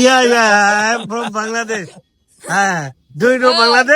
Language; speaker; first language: English; non-native, learner; Bangla